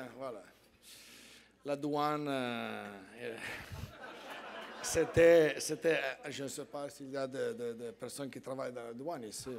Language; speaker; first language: French; non-native, fluent; Italian